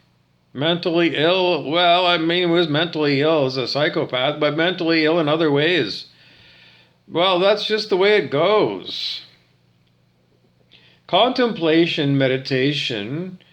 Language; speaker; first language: English; native; English